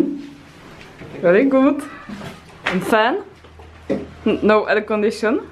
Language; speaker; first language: English; non-native, learner; Czech